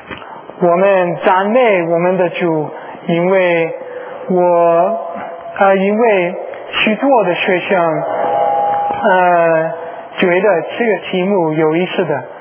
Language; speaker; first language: Chinese; non-native, learner; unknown